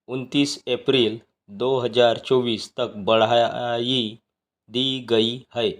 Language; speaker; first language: Hindi; non-native, local second language; Marathi